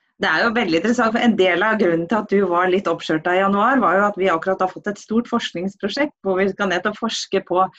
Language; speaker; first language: Norwegian; native; Norwegian